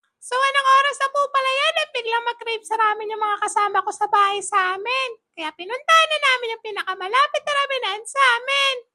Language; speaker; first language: Filipino; native; Filipino